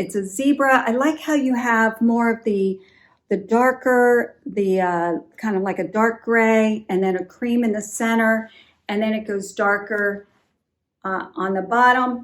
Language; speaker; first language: English; native; English